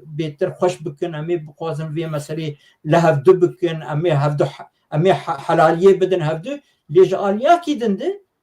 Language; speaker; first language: Kurdish; native; Kurdish